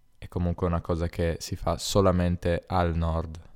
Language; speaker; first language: Italian; native; Italian